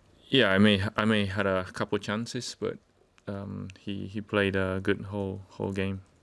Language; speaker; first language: English; non-native, fluent; Japanese